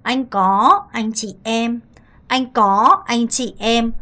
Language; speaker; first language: Vietnamese; non-native, fluent; Korean